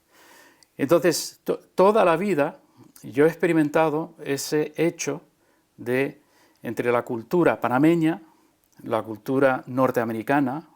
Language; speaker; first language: Spanish; early bilingual, other home language; English